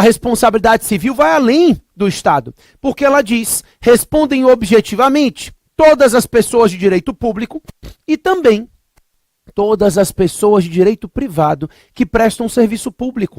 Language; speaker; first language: Portuguese; native; Portuguese